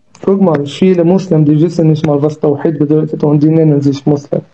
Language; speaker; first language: German; non-native, learner; Kurdish